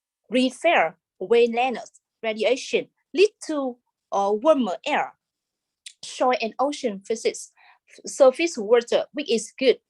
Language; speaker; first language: English; non-native, fluent; Vietnamese